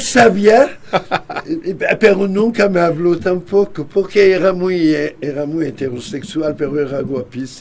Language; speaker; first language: Spanish; non-native, fluent; French